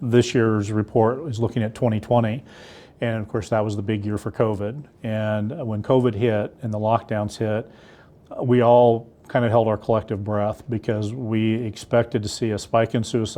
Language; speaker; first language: English; native; English